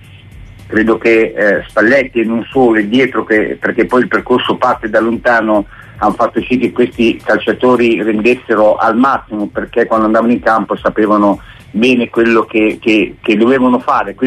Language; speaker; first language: Italian; native; Italian